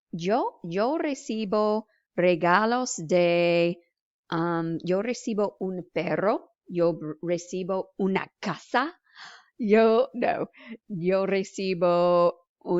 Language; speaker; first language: Spanish; non-native, fluent; English